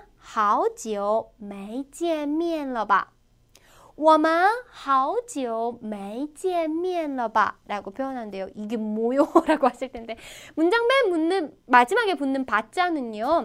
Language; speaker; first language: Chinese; non-native, fluent; Korean